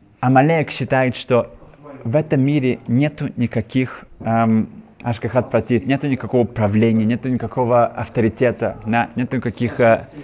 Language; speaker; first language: Russian; native; Russian